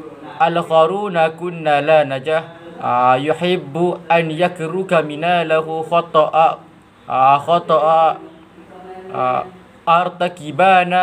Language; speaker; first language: Arabic; non-native, learner; Malay